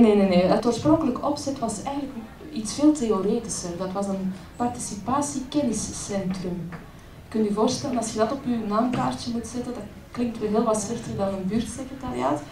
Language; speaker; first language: Dutch; native; Dutch